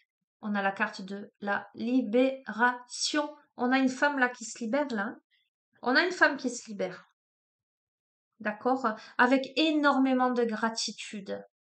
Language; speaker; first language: French; native; French